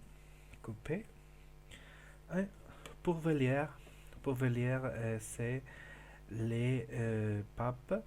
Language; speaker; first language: French; non-native, learner; Spanish